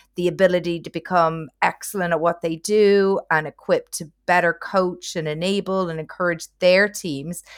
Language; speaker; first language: English; native; English